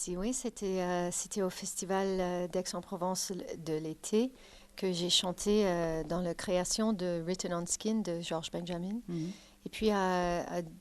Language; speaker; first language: French; non-native, fluent; English